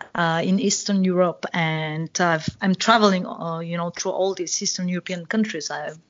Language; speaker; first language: English; non-native, fluent; Bulgarian